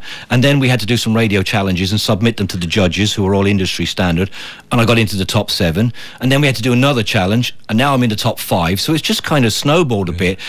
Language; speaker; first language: English; native; English